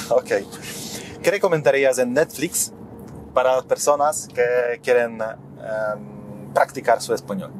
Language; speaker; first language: Spanish; non-native, fluent; Polish